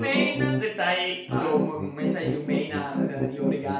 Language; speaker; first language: Japanese; non-native, learner; Italian